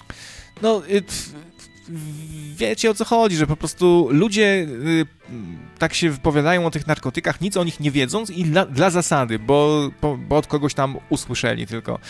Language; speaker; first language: Polish; native; Polish